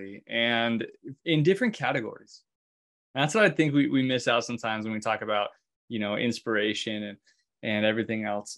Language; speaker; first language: English; native; English